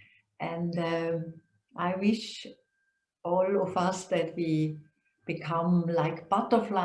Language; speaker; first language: English; non-native, fluent; German